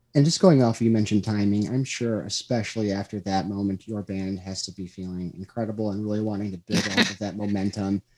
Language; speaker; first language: English; native; English